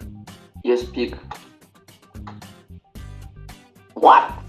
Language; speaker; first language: English; non-native, learner; Kazakh